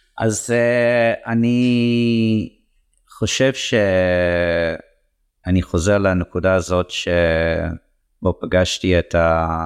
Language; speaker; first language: Hebrew; non-native, fluent; English